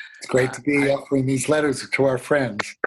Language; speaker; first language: English; native; English